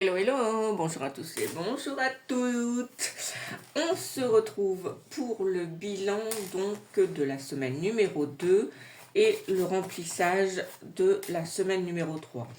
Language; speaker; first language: French; native; French